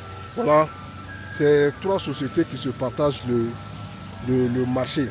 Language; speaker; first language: French; non-native, local second language; Bambara